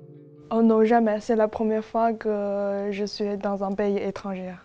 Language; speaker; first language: French; non-native, learner; Chinese